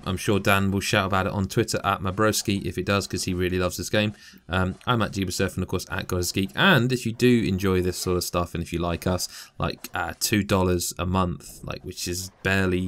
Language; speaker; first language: English; native; English